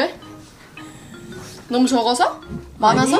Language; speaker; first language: Korean; native; Korean